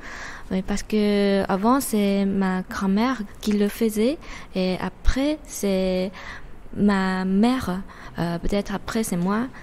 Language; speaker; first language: French; non-native, learner; Chinese